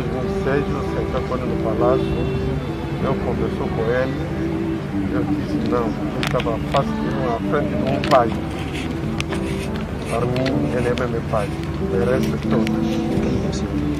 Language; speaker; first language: Portuguese; non-native, local second language; Lingala